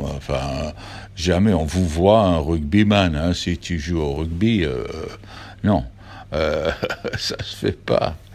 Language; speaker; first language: French; non-native, fluent; English